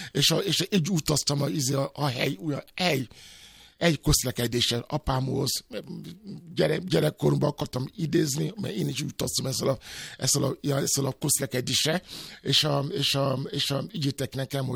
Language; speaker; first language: Hungarian; non-native, fluent; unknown